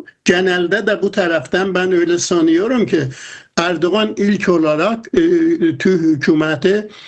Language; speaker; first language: Turkish; non-native, fluent; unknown